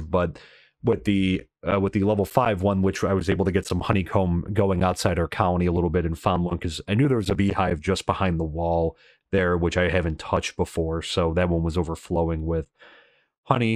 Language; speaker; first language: English; native; English